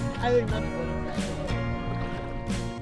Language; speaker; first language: English; non-native, learner; Korean